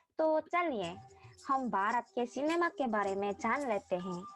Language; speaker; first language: Hindi; non-native, learner; Korean